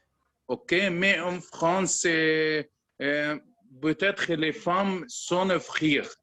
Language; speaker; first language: French; non-native, learner; Arabic